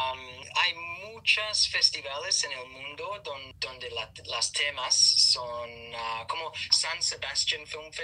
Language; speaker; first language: Spanish; non-native, fluent; English